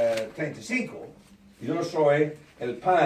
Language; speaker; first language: Spanish; non-native, learner; English